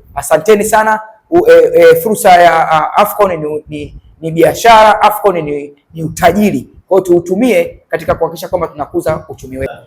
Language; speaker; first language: Swahili; native; Swahili